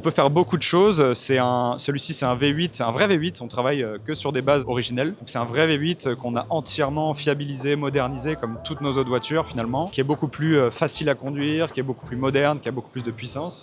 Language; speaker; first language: French; native; French